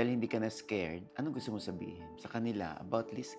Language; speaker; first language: Filipino; native; Filipino